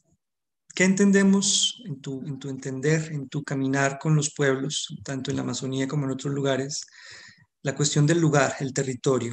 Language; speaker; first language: Spanish; native; Spanish